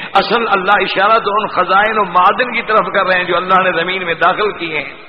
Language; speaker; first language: Urdu; non-native, local second language; Punjabi